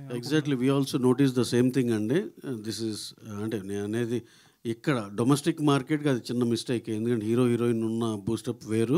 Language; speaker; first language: Telugu; native; Telugu